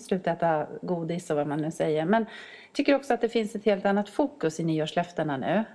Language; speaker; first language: Swedish; native; Swedish